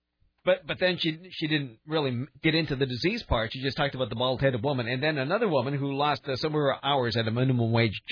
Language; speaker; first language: English; native; English